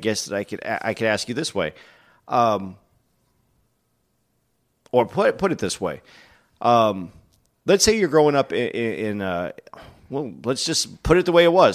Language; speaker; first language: English; native; English